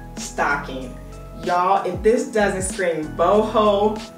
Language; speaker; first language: English; native; English